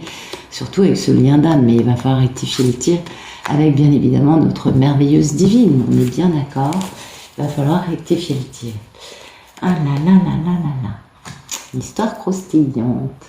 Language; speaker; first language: French; native; French